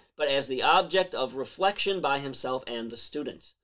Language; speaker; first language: English; native; English